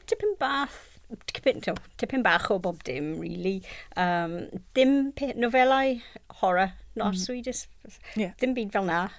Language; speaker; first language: Welsh; non-native, local second language; English